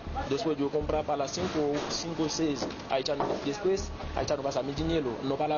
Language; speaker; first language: Spanish; non-native, learner; Haitian Creole